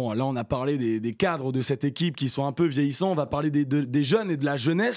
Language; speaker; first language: French; native; French